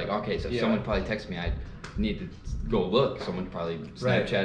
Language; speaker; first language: English; native; English